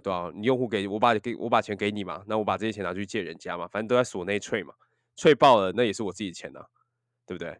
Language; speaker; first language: Chinese; native; Chinese